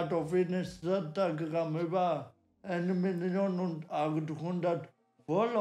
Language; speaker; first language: German; non-native, learner; Polish